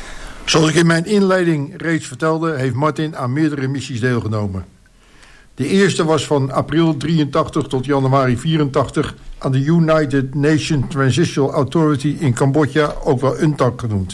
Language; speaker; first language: Dutch; native; Dutch